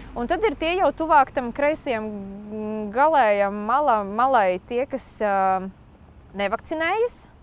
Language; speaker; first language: Latvian; native; Latvian